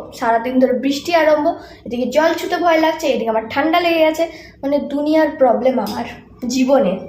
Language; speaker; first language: Bangla; non-native, local second language; Santali